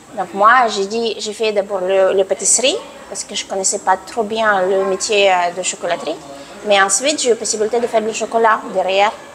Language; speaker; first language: French; non-native, fluent; Russian